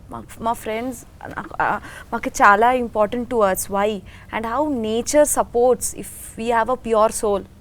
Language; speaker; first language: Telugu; non-native, learner; Bangla